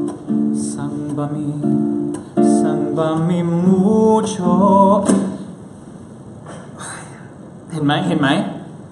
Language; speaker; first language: Thai; early bilingual, other home language; Spanish